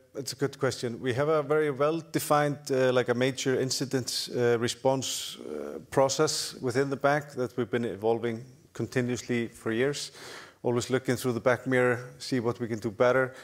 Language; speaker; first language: English; non-native, fluent; Icelandic